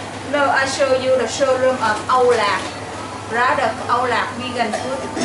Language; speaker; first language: English; non-native, learner; Vietnamese